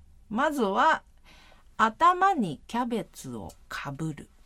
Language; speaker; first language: Japanese; native; Japanese